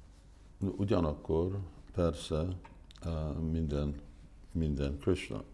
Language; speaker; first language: Hungarian; early bilingual, heritage; Hungarian